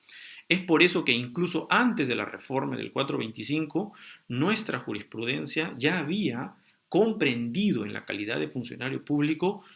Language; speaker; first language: Spanish; native; Spanish